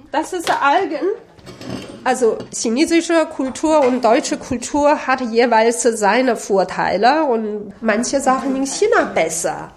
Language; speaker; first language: German; non-native, fluent; Chinese